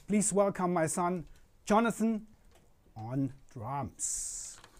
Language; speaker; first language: English; non-native, fluent; German